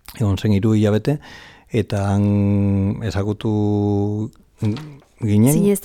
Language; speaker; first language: Basque; non-native, local second language; Spanish